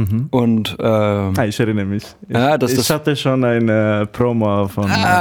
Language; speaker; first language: German; non-native, learner; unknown